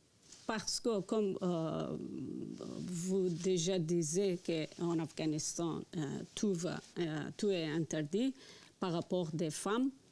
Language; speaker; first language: French; non-native, learner; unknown